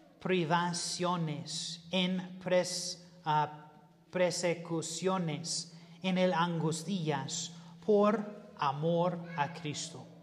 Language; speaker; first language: Spanish; non-native, learner; English